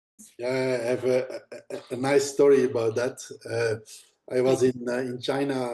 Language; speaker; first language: English; non-native, fluent; Dutch